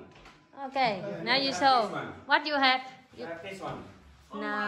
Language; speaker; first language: English; non-native, learner; Vietnamese